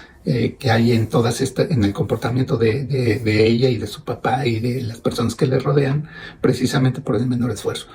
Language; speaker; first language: Spanish; native; Spanish